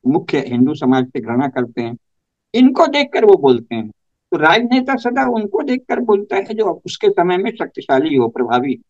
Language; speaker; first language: Hindi; native; Hindi